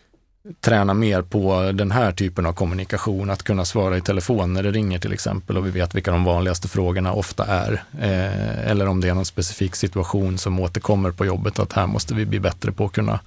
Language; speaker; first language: Swedish; native; Swedish